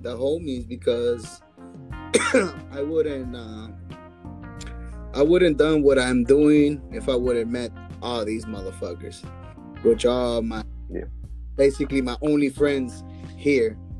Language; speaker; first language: English; non-native, fluent; Spanish